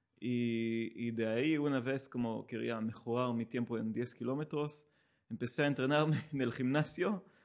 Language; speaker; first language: Spanish; non-native, learner; Hebrew